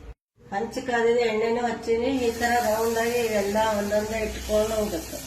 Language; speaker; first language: Kannada; native; Kannada